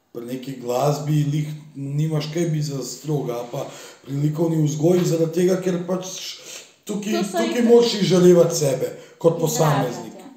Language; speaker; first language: Slovenian; early bilingual, other home language; Bosnian